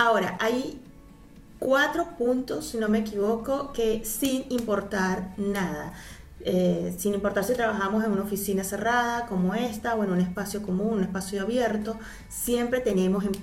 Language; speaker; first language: Spanish; native; Spanish